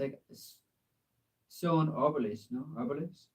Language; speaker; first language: Spanish; non-native, learner; English